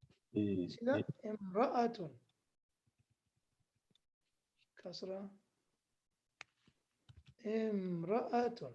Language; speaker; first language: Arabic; non-native, fluent; English